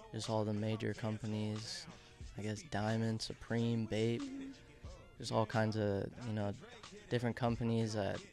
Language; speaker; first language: English; native; English